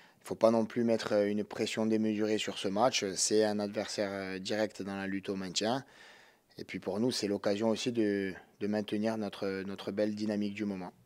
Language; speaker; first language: French; native; French